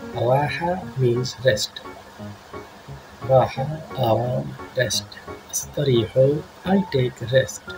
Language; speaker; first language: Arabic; non-native, fluent; Urdu